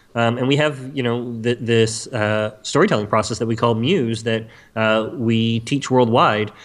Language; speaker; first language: English; native; English